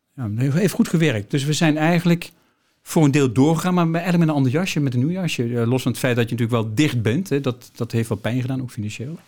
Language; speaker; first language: Dutch; native; Dutch